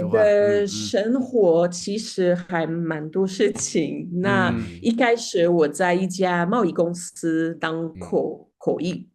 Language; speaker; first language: Chinese; non-native, fluent; French